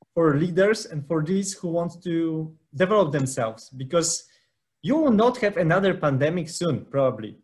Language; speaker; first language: English; non-native, fluent; Polish